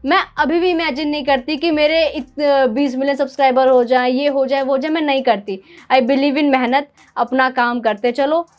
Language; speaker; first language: Hindi; native; Hindi